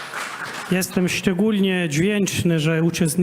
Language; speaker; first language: Polish; non-native, fluent; Italian